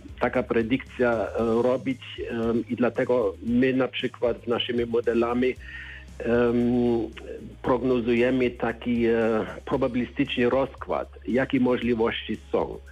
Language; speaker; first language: Polish; non-native, learner; German